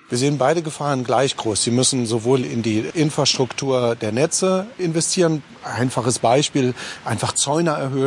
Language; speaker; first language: German; native; German